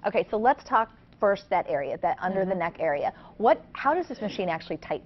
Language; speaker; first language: English; native; English